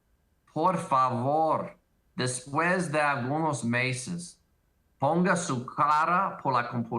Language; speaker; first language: Spanish; non-native, learner; English